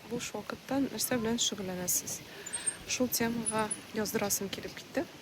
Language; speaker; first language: Tatar; non-native, local second language; Russian